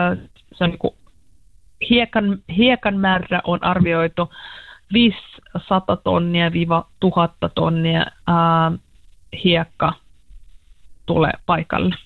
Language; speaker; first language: Finnish; non-native, learner; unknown